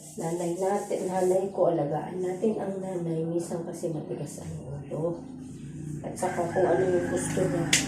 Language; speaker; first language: Filipino; native; Filipino